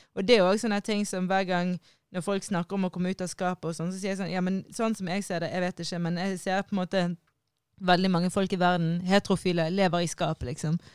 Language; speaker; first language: Norwegian; early bilingual, other home language; Somali